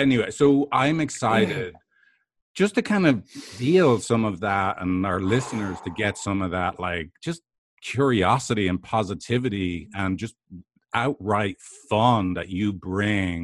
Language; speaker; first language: English; native; English